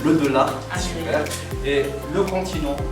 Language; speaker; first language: French; non-native, local second language; Arabic